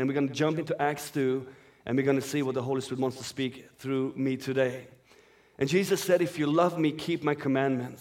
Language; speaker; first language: English; non-native, fluent; Persian